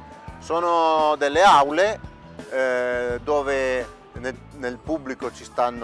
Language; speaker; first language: Italian; native; Italian